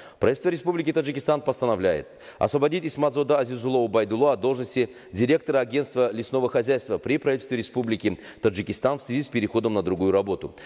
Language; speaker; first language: Russian; non-native, local second language; Tajik